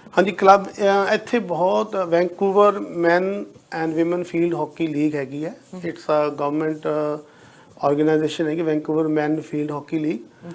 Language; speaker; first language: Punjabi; native; Punjabi